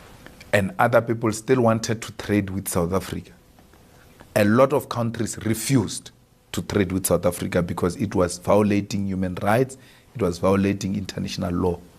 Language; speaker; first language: English; non-native, local second language; Northern Sotho